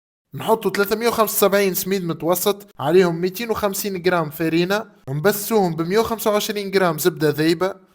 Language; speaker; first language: Arabic; native; Arabic